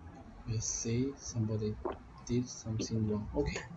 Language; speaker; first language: English; non-native, learner; Vietnamese